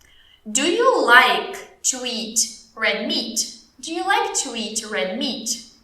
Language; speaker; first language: English; non-native, fluent; Portuguese